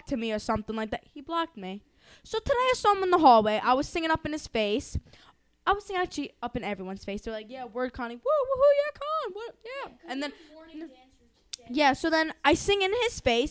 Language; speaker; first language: English; early bilingual, other home language; Greek